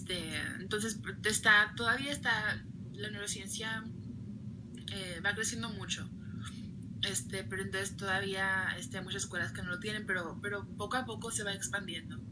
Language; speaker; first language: Spanish; early bilingual, other home language; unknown